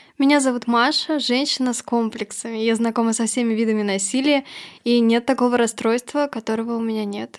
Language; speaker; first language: Russian; native; Russian